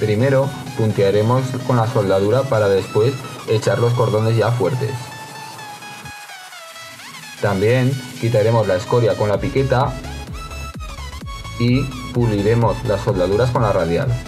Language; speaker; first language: Spanish; native; Spanish